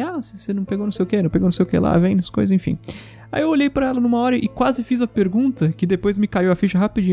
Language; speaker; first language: Portuguese; native; Portuguese